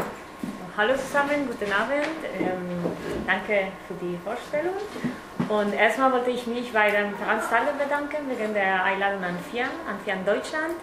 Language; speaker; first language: German; non-native, fluent; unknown